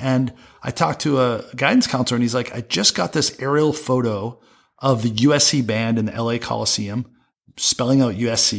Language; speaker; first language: English; native; English